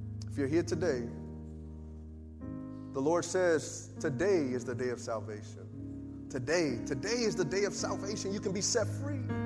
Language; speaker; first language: English; early bilingual, other home language; Spanish